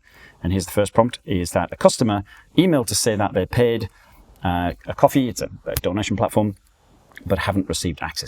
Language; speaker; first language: English; native; English